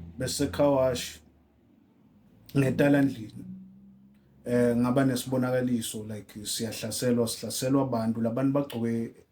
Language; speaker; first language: Zulu; non-native, local second language; Swati